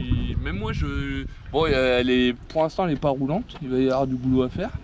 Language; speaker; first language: French; native; French